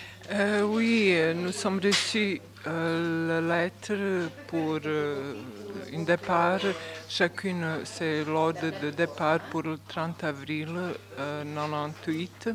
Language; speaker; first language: French; non-native, learner; Bosnian